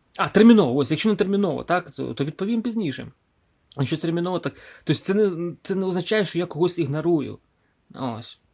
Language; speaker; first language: Ukrainian; non-native, local second language; Russian